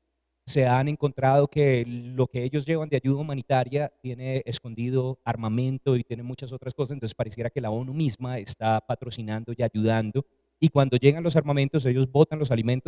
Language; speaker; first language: Spanish; native; Spanish